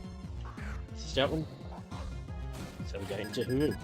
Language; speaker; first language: English; native; English